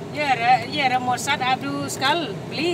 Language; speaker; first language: Norwegian; non-native, learner; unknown